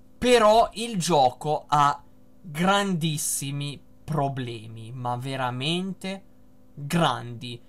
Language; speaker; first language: Italian; native; Italian